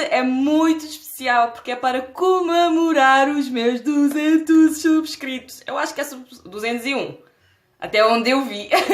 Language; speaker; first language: Portuguese; non-native, local second language; Kabuverdianu